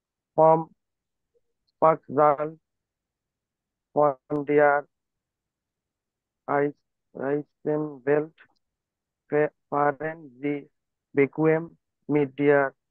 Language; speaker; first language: German; non-native, learner; Bangla